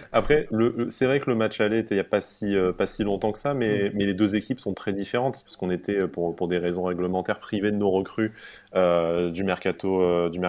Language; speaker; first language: French; native; French